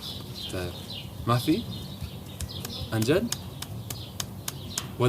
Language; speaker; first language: Arabic; non-native, learner; English